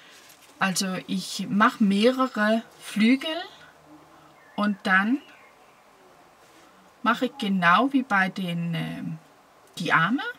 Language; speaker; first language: German; non-native, fluent; Danish